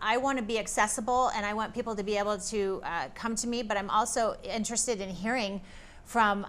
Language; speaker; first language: English; native; English